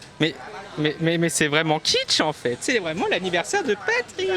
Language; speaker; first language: French; native; French